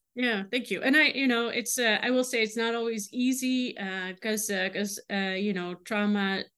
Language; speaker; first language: English; non-native, fluent; Dutch